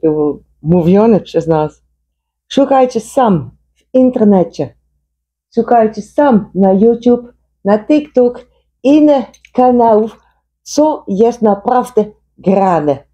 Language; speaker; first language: Polish; non-native, learner; Dutch